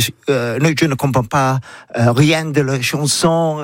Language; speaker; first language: French; non-native, learner; English